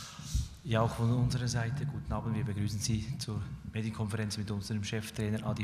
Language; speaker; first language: German; native; German